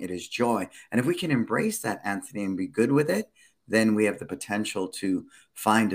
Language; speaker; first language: English; native; English